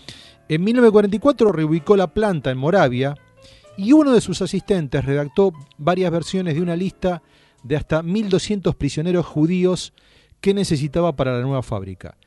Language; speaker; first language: Spanish; native; Spanish